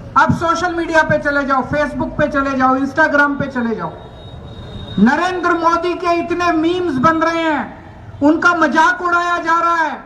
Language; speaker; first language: Hindi; native; Hindi